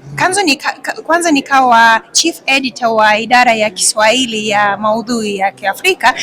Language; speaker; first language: Swahili; non-native, fluent; Russian